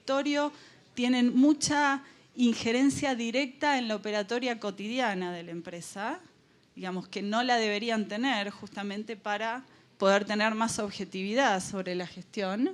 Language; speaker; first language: Spanish; native; Spanish